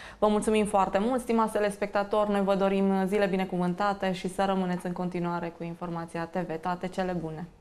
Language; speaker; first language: Romanian; native; Romanian